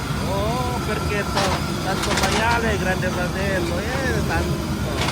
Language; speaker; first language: Italian; non-native, learner; Indonesian